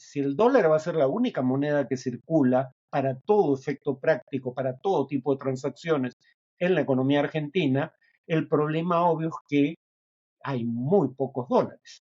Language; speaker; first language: Spanish; native; Spanish